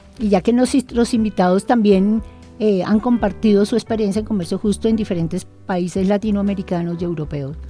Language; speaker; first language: Spanish; native; Spanish